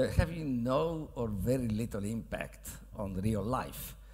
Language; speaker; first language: English; non-native, fluent; Italian